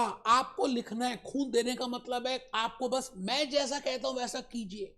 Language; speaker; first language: Hindi; native; Hindi